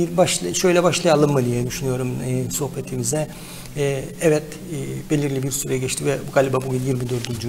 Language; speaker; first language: Turkish; native; Turkish